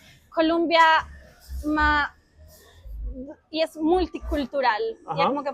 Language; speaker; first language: Polish; non-native, fluent; Spanish